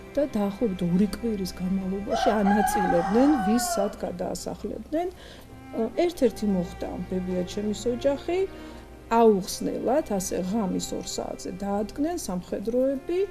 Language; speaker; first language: Georgian; native; Georgian